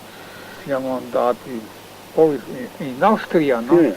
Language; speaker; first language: Italian; non-native, learner; Slovenian